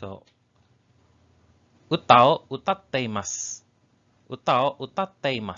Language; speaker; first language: Japanese; non-native, learner; English